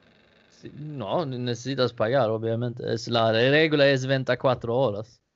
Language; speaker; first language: Spanish; non-native, learner; Danish